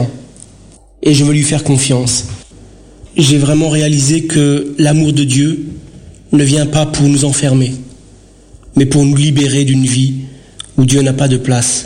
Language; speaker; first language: French; early bilingual, other home language; Portuguese